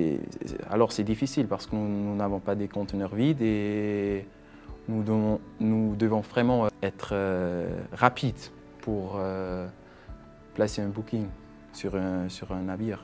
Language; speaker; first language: French; non-native, fluent; Swiss German